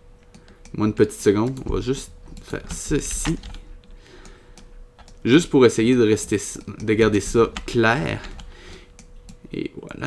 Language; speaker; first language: French; native; French